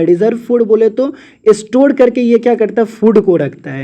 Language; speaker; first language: Hindi; native; Hindi